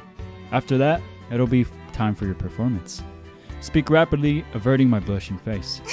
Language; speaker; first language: English; native; English